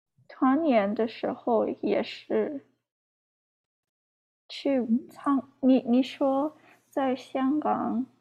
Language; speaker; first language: Chinese; non-native, learner; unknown